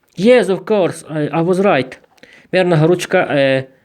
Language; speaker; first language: English; non-native, learner; Slovak